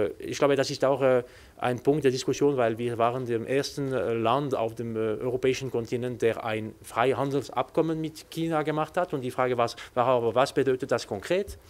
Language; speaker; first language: German; non-native, local second language; French